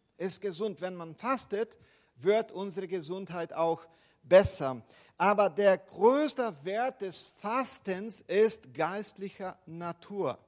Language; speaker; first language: German; non-native, fluent; Portuguese